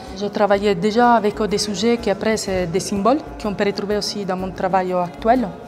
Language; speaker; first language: French; non-native, fluent; Italian